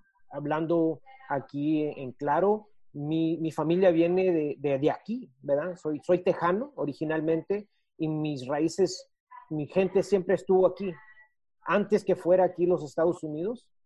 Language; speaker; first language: Spanish; early bilingual, heritage; Spanish